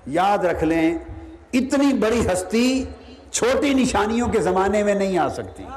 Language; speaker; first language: Urdu; non-native, local second language; Punjabi